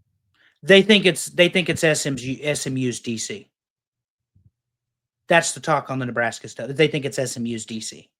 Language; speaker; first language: English; native; English